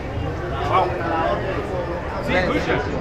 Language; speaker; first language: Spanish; non-native, learner; German